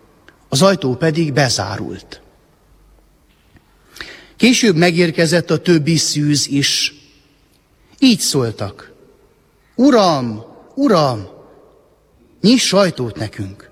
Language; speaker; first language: Hungarian; native; Hungarian